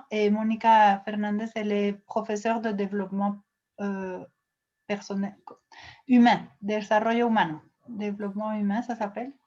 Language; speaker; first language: French; non-native, fluent; Spanish